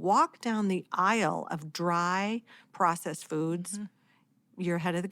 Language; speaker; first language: English; native; English